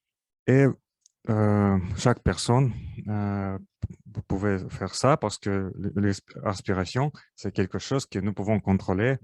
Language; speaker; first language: French; non-native, learner; Russian